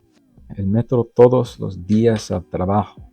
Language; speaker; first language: Spanish; non-native, learner; English